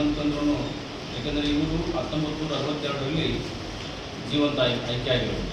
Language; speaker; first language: Kannada; native; Kannada